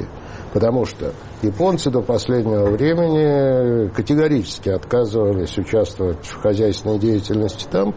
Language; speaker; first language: Russian; native; Russian